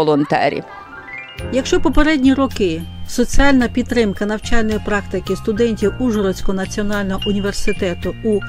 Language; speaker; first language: Ukrainian; native; Ukrainian